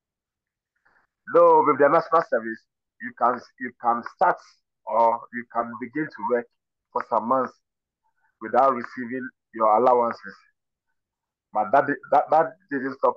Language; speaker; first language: English; non-native, local second language; Akan